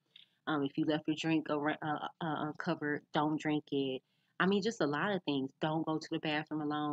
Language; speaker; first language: English; native; English